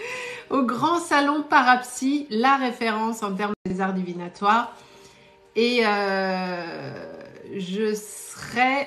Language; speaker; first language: French; native; French